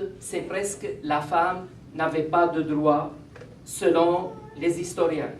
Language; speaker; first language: French; non-native, fluent; Arabic